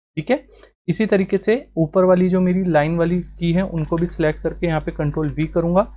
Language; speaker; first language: Hindi; native; Hindi